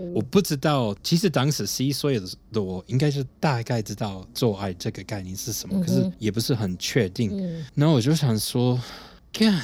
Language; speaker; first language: Chinese; non-native, fluent; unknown